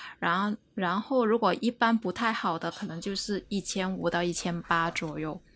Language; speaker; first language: Chinese; non-native, local second language; Cantonese